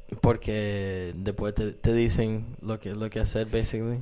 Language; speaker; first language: Spanish; early bilingual, heritage; Spanish